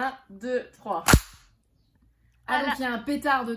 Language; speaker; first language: French; native; French